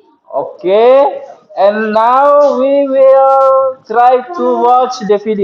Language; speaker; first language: English; non-native, fluent; Indonesian